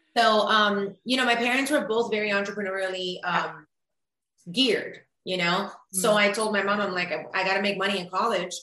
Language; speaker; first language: English; early bilingual, other home language; Spanish